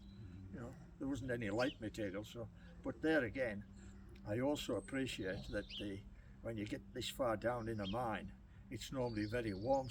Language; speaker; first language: English; native; English